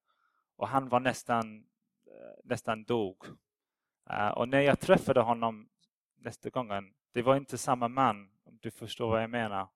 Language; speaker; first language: Swedish; non-native, fluent; English